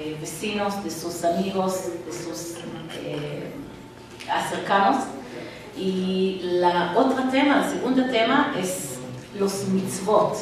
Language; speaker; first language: Spanish; non-native, fluent; Hebrew